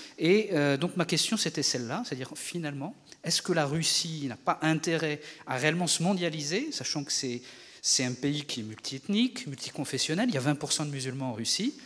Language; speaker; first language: French; native; French